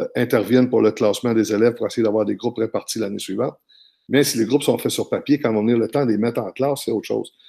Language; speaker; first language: French; native; French